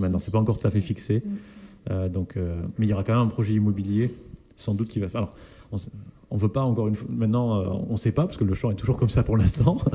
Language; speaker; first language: French; native; French